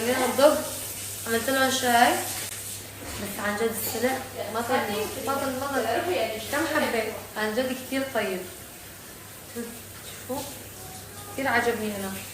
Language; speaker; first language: Arabic; native; Arabic